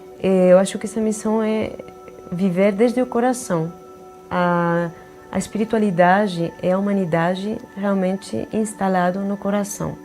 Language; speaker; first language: Portuguese; non-native, fluent; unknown